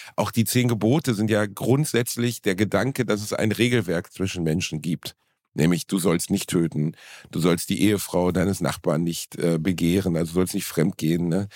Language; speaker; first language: German; native; German